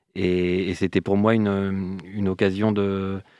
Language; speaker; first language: French; native; French